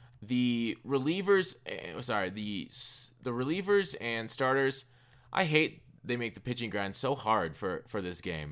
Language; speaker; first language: English; native; English